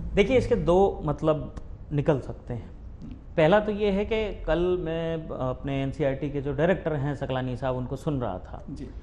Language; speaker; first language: Hindi; native; Hindi